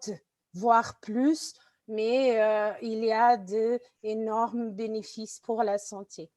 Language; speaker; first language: French; non-native, fluent; Portuguese